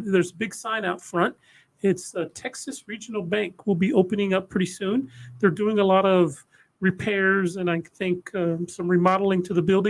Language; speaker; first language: English; native; English